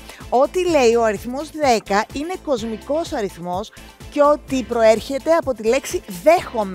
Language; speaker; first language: Greek; native; Greek